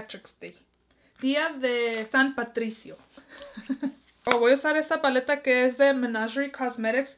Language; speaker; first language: Spanish; early bilingual, heritage; Spanish